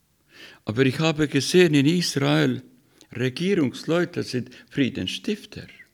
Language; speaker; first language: German; non-native, learner; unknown